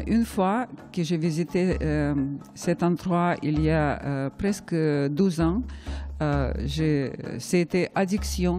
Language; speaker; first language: French; non-native, fluent; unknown